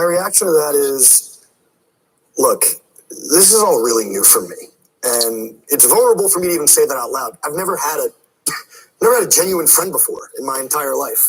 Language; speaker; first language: English; native; English